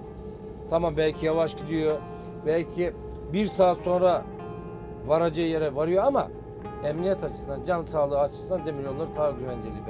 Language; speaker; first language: Turkish; native; Turkish